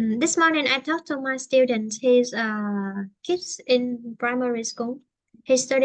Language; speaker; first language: English; non-native, fluent; Vietnamese